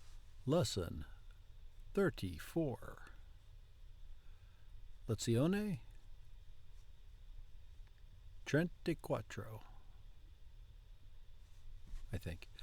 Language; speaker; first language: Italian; non-native, learner; English